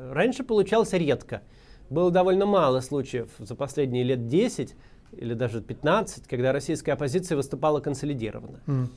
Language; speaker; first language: Russian; native; Russian